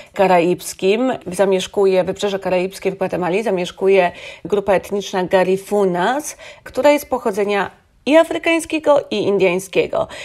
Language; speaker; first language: Polish; native; Polish